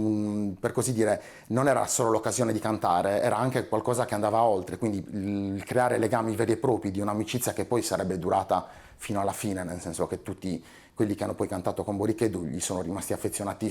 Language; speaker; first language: Italian; native; Italian